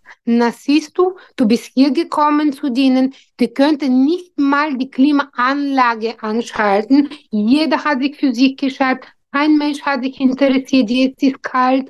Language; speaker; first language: German; non-native, fluent; Bulgarian